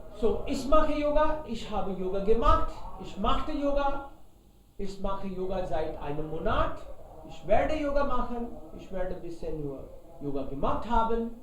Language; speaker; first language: German; non-native, learner; Hindi